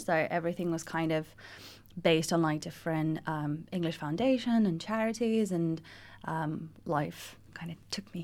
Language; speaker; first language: English; non-native, fluent; Russian